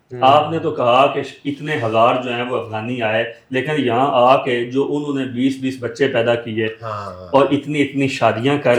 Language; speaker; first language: Urdu; native; Urdu